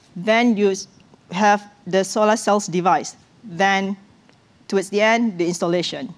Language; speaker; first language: English; non-native, local second language; Malay